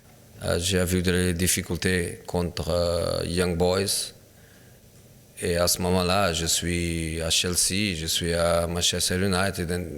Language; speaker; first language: French; non-native, fluent; Portuguese